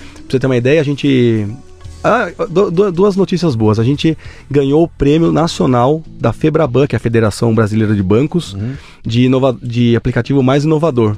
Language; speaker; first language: Portuguese; native; Portuguese